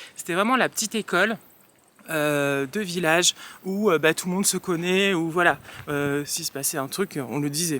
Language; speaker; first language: French; early bilingual, other home language; Réunion Creole French